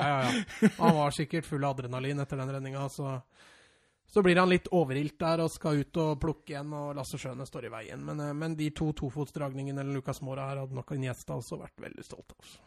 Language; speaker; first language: Norwegian; native; Norwegian